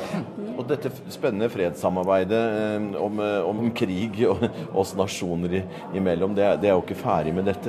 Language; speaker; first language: Norwegian; native; Norwegian